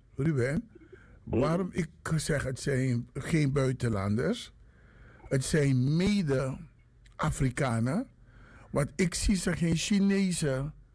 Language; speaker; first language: Dutch; native; Dutch